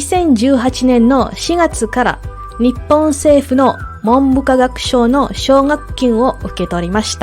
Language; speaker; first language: Japanese; non-native, fluent; Malay